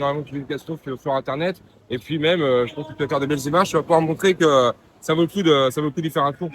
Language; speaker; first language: French; native; French